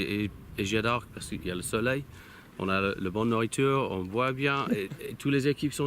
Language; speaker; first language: French; non-native, learner; English